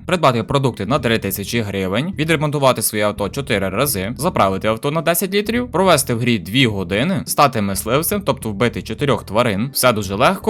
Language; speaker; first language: Ukrainian; native; Ukrainian